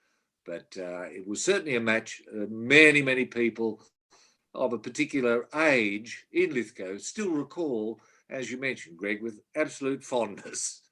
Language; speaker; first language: English; native; English